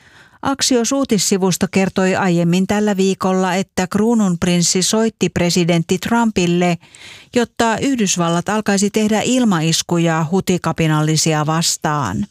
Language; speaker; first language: Finnish; native; Finnish